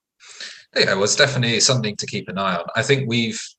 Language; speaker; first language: English; native; English